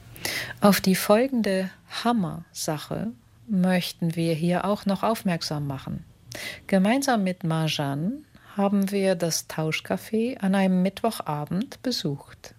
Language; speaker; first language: German; native; German